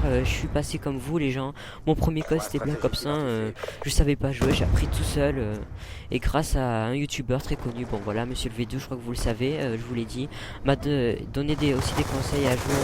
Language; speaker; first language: French; native; French